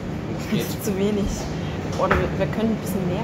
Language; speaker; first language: German; non-native, fluent; Korean